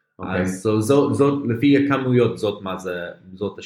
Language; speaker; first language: Hebrew; non-native, fluent; English